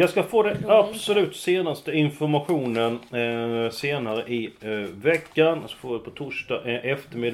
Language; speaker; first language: Swedish; native; Swedish